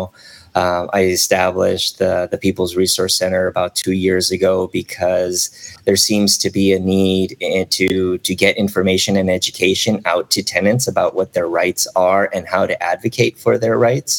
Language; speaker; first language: English; native; English